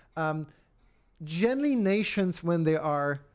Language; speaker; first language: English; non-native, fluent; Polish